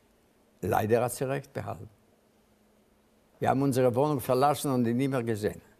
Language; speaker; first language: German; non-native, fluent; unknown